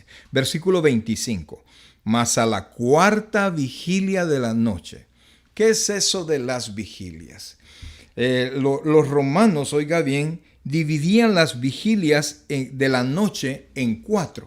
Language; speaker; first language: Spanish; native; Spanish